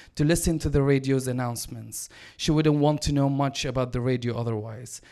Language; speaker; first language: English; non-native, fluent; Arabic